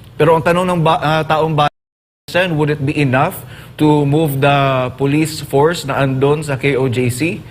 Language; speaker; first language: Filipino; non-native, local second language; Cebuano